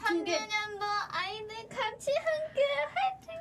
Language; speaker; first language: Korean; non-native, fluent; Thai